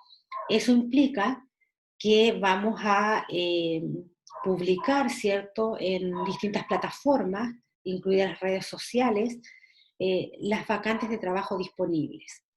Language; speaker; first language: Spanish; native; Spanish